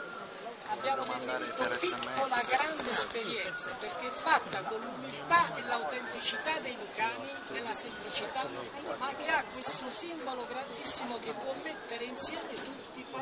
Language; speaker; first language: Italian; native; Italian